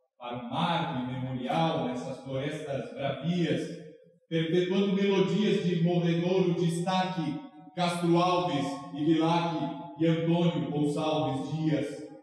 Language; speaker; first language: Portuguese; native; Portuguese